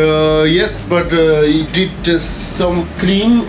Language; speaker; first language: English; non-native, learner; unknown